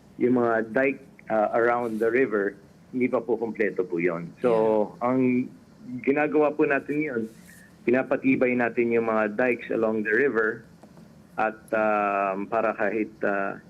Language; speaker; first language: Filipino; native; Filipino